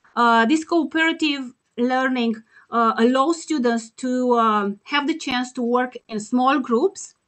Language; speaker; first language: English; non-native, fluent; Romanian